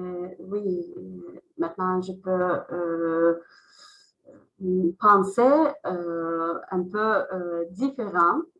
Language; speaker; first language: French; non-native, learner; Azerbaijani